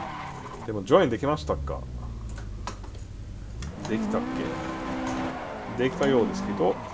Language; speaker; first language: Japanese; non-native, fluent; English